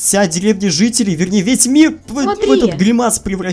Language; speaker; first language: Russian; native; Russian